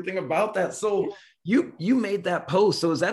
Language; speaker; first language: English; native; English